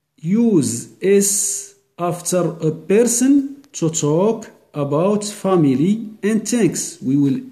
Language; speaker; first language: English; non-native, learner; Arabic